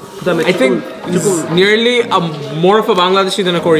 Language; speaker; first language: English; non-native, local second language; Bangla